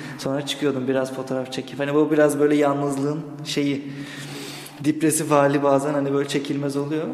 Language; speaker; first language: Turkish; native; Turkish